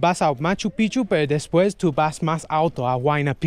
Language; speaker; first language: Spanish; non-native, learner; English